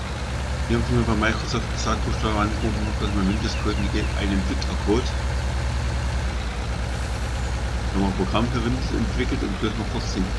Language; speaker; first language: German; native; German